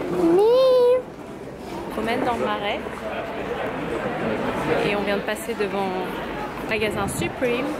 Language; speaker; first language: French; non-native, learner; Thai